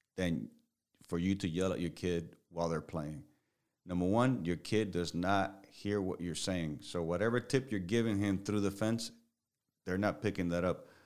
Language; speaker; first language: English; early bilingual, other home language; Spanish